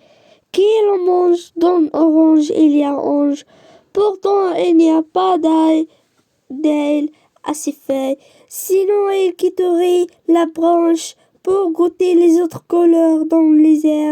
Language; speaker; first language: French; non-native, learner; Arabic